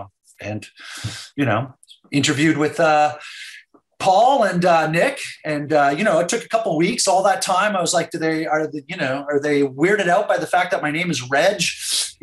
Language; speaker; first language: English; native; English